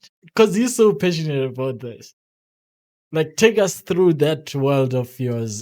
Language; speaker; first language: English; non-native, local second language; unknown